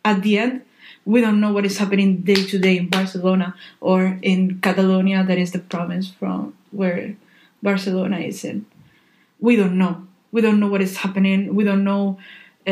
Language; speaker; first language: English; non-native, fluent; Spanish